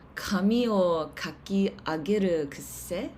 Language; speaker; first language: Japanese; non-native, learner; English